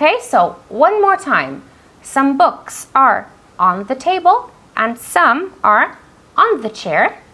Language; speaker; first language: English; non-native, fluent; Spanish